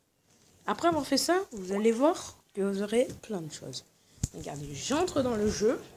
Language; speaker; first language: French; native; French